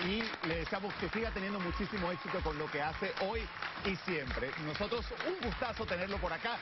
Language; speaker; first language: Spanish; native; Spanish